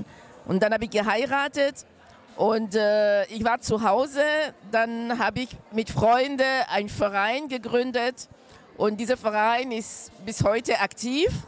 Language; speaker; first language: German; non-native, fluent; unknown